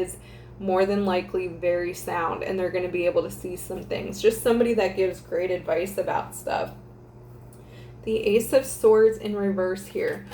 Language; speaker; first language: English; native; English